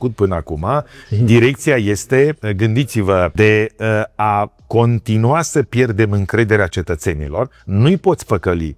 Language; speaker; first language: Romanian; native; Romanian